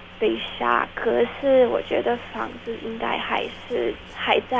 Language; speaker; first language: Chinese; non-native, fluent; Ukrainian